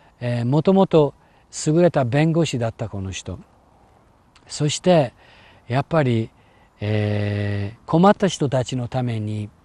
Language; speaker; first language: Japanese; non-native, fluent; English